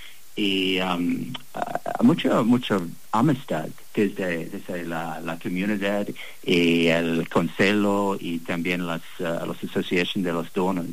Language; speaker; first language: Spanish; non-native, learner; English